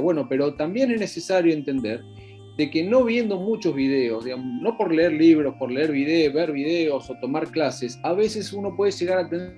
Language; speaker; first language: Spanish; native; Spanish